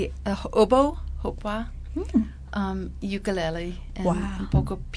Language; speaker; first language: Spanish; non-native, learner; English